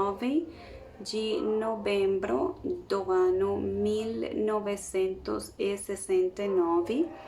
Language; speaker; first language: Portuguese; non-native, learner; Spanish